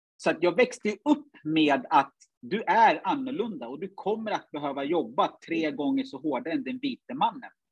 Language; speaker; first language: Swedish; early bilingual, other home language; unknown